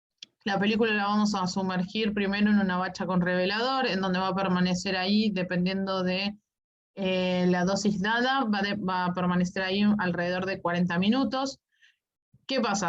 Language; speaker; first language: Spanish; native; Spanish